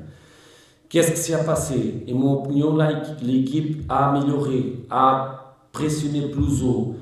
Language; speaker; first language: French; non-native, learner; Portuguese